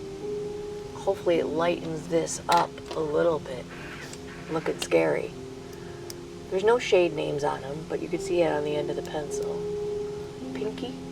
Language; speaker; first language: English; native; English